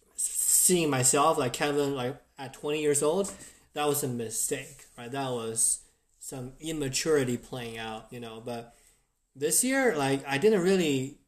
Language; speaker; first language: English; non-native, fluent; Chinese